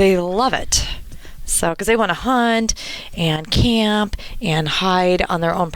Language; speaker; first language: English; native; English